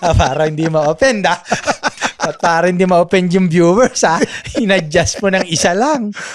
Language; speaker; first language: Filipino; native; Filipino